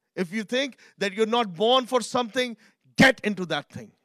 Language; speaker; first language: English; non-native, local second language; Urdu